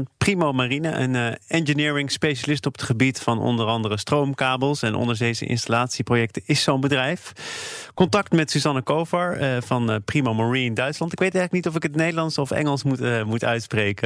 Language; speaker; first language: Dutch; native; Dutch